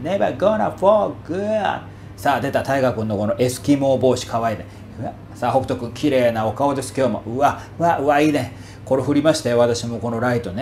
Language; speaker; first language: Japanese; native; Japanese